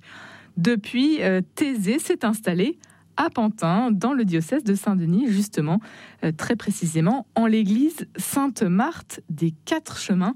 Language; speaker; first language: French; native; French